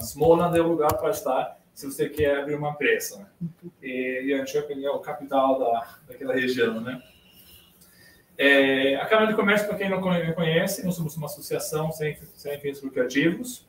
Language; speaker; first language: Portuguese; non-native, fluent; Swedish